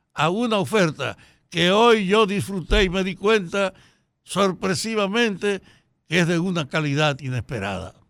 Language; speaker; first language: Spanish; native; Spanish